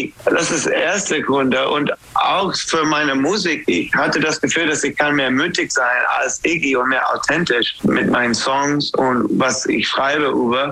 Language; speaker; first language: German; non-native, learner; English